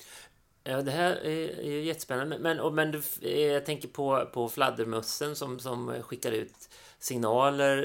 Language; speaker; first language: Swedish; native; Swedish